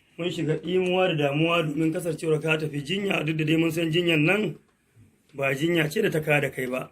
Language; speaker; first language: Hausa; non-native, local second language; Fula